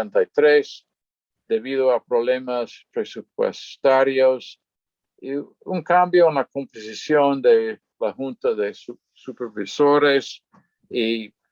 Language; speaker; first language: Spanish; non-native, fluent; English